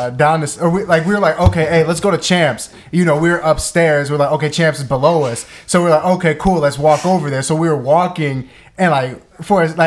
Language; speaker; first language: English; native; English